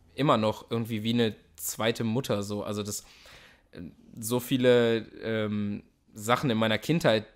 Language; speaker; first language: German; native; German